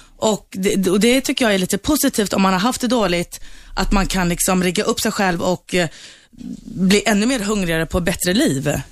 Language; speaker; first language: Swedish; early bilingual, other home language; Turkish